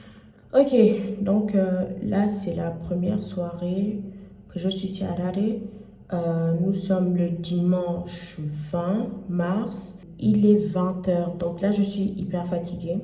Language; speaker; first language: French; non-native, fluent; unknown